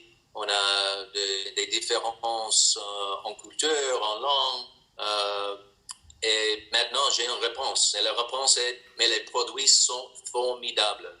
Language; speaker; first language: French; non-native, learner; English